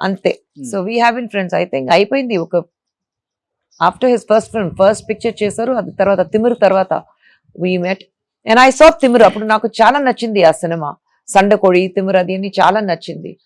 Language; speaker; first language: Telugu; non-native, fluent; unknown